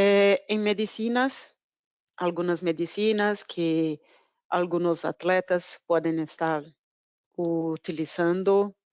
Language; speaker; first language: Spanish; non-native, fluent; Portuguese